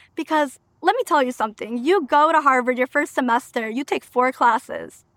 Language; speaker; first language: English; early bilingual, other home language; Albanian